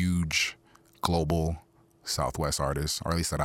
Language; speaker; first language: English; early bilingual, other home language; Spanish